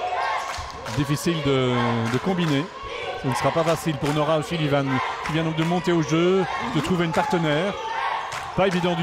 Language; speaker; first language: French; native; French